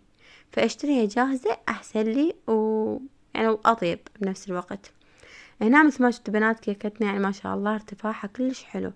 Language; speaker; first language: Arabic; native; Arabic